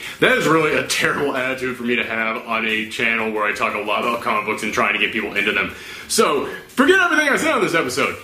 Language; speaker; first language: English; native; English